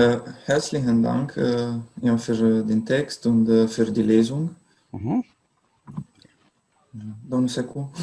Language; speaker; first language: German; non-native, learner; Romanian